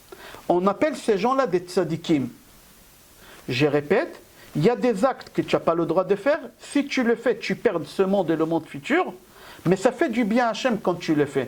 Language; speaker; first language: French; native; French